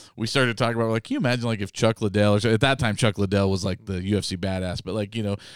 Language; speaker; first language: English; native; English